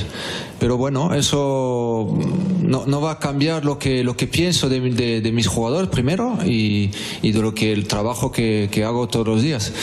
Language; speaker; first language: Spanish; non-native, fluent; French